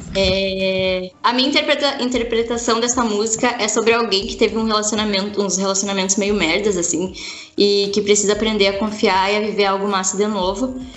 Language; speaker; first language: Portuguese; native; Portuguese